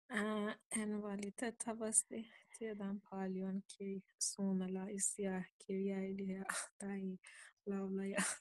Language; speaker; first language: Finnish; non-native, learner; Urdu